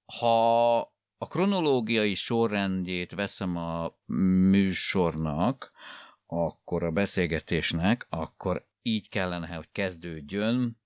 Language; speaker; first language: Hungarian; native; Hungarian